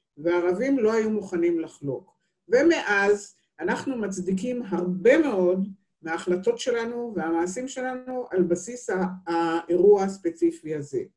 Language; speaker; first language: Hebrew; native; Hebrew